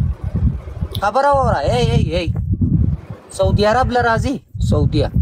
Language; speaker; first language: Hindi; non-native, learner; Pashto